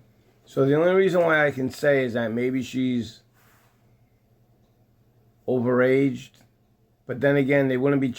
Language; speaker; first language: English; native; English